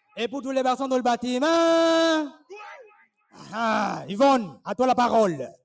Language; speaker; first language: French; non-native, fluent; Swahili